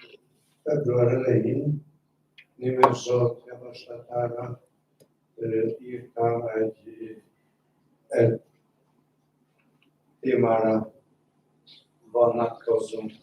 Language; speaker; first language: Hungarian; non-native, fluent; Polish